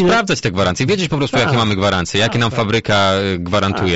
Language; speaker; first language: Polish; native; Polish